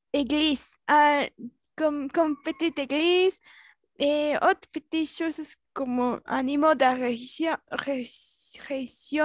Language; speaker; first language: French; non-native, learner; Spanish